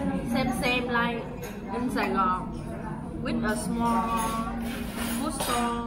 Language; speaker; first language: English; non-native, learner; Vietnamese